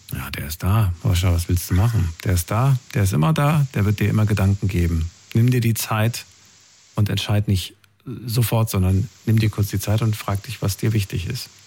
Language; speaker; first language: German; native; German